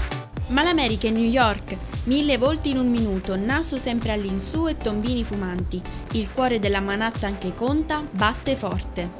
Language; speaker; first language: Italian; native; Italian